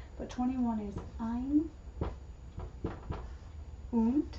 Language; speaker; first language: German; non-native, learner; English